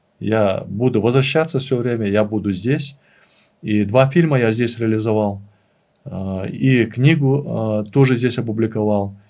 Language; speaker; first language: Russian; non-native, local second language; Chechen